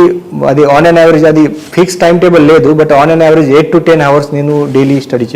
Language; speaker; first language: Telugu; non-native, learner; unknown